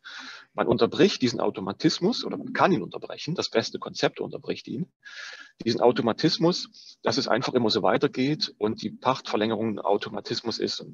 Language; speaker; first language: German; native; German